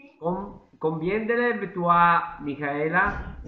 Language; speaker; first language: French; non-native, learner; Italian